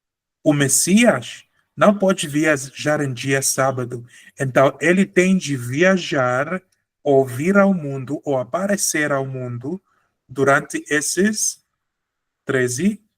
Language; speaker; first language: Portuguese; non-native, fluent; Spanish